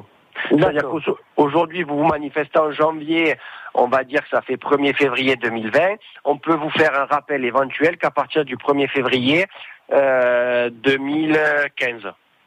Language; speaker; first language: French; native; French